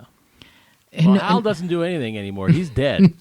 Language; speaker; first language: English; native; English